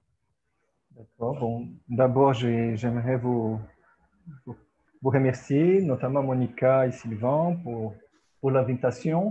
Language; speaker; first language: French; non-native, fluent; Portuguese